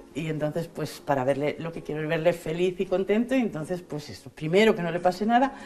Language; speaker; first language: Spanish; native; Spanish